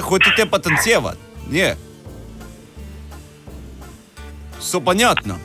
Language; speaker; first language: Russian; non-native, learner; Slovenian